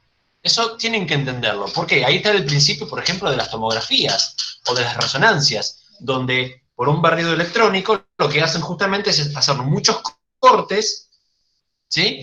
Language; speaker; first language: Spanish; native; Spanish